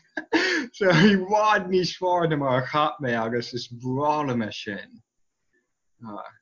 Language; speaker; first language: Irish; non-native, fluent; English